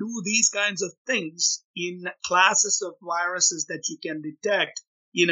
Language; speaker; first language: English; non-native, local second language; Malayalam